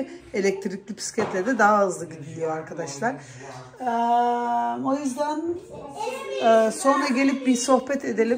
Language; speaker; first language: Turkish; early bilingual, heritage; Turkish